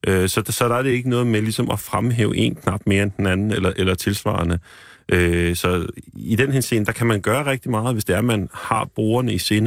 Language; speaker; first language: Danish; native; Danish